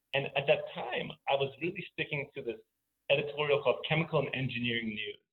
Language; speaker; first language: English; native; English